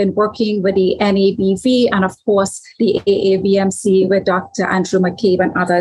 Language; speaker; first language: English; native; English